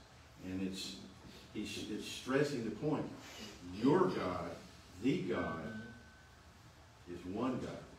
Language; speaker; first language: English; native; English